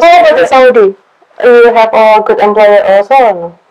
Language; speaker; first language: English; non-native, learner; Indonesian